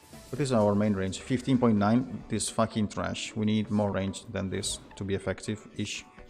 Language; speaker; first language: English; non-native, fluent; Italian